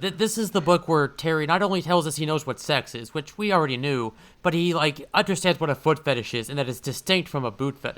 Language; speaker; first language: English; native; English